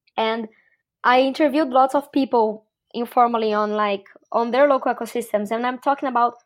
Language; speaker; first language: English; non-native, fluent; Portuguese